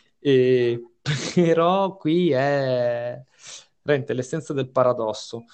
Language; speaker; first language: Italian; native; Italian